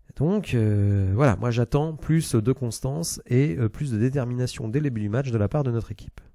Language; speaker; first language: French; native; French